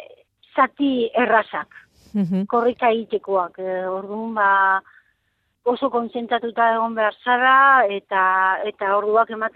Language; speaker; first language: Basque; non-native, local second language; Spanish